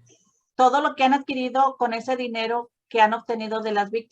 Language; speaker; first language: Spanish; native; Spanish